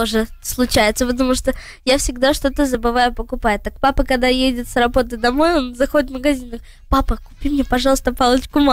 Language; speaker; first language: Russian; early bilingual, heritage; Russian